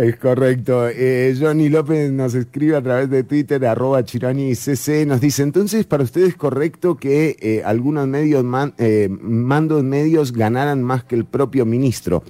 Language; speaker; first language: Spanish; native; Spanish